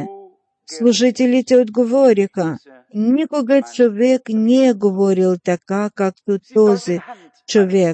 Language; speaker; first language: Bulgarian; non-native, fluent; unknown